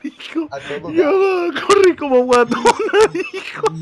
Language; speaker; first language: Spanish; native; Spanish